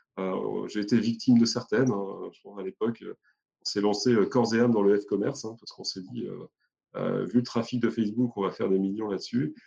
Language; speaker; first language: French; native; French